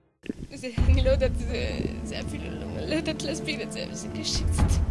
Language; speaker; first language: Hebrew; non-native, fluent; Russian